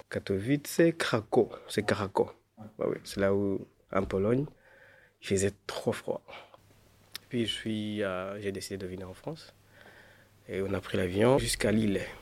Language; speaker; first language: French; non-native, learner; Kinyarwanda